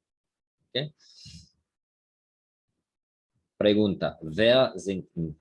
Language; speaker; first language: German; non-native, fluent; Spanish